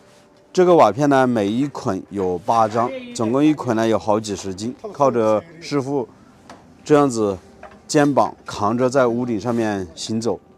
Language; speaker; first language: Chinese; native; Chinese